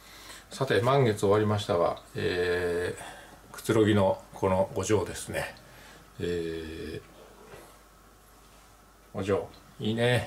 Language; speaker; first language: Japanese; native; Japanese